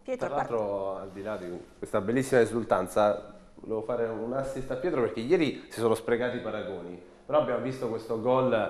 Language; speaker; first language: Italian; native; Italian